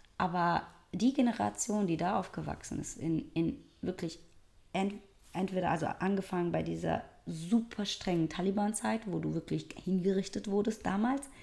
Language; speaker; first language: German; early bilingual, other home language; Persian